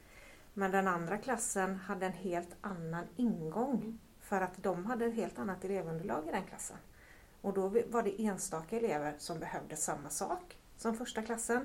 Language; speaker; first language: Swedish; native; Swedish